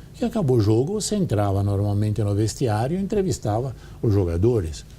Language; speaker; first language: Portuguese; non-native, fluent; Italian